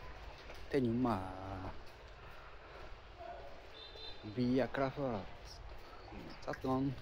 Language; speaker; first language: Vietnamese; non-native, learner; Japanese